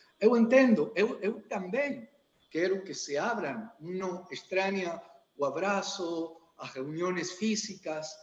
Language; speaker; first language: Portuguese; non-native, learner; Spanish